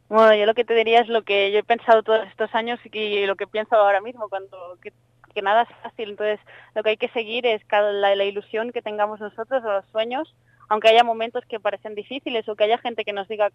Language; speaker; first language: Spanish; native; Spanish